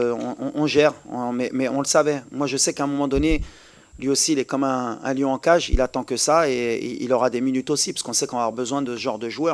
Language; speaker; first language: French; native; French